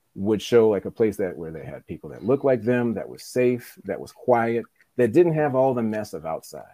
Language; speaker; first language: English; native; English